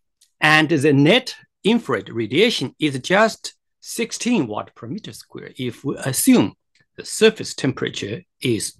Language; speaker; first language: English; non-native, fluent; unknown